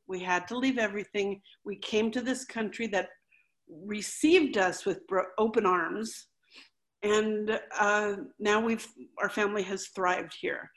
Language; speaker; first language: English; early bilingual, other home language; Spanish